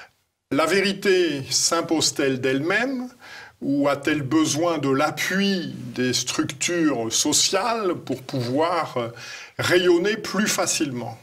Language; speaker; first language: French; native; French